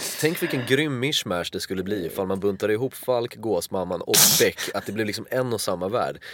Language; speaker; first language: Swedish; early bilingual, other home language; Greek